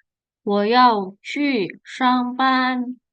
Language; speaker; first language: Chinese; non-native, fluent; Indonesian